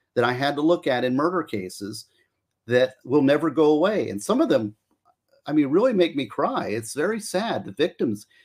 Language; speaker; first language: English; native; English